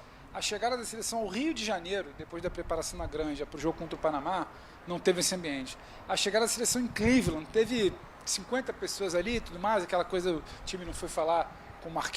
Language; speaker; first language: Portuguese; native; Portuguese